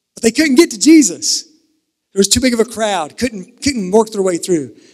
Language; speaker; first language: English; native; English